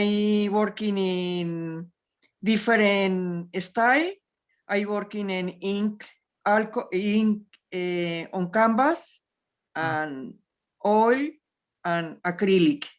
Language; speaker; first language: English; non-native, learner; Spanish